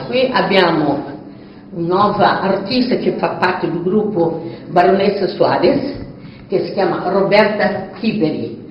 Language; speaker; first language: Italian; non-native, fluent; Portuguese